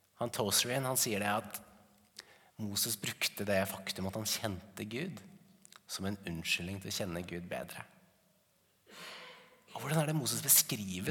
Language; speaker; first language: Norwegian; native; Norwegian